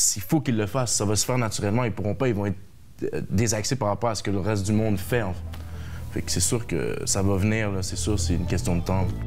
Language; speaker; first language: French; early bilingual, other home language; Haitian Creole